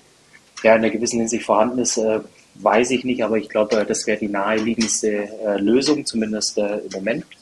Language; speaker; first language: German; native; German